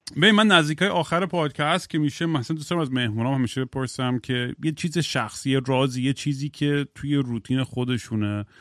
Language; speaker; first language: Persian; native; Persian